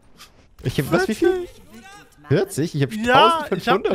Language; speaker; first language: German; native; German